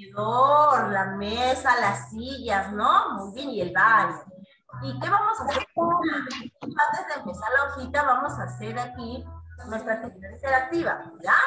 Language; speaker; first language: Spanish; native; Spanish